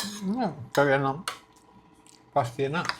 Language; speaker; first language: Indonesian; non-native, learner; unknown